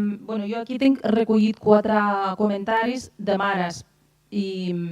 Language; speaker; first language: Catalan; non-native, fluent; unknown